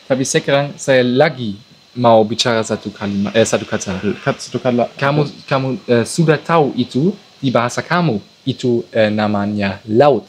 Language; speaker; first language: Indonesian; non-native, learner; German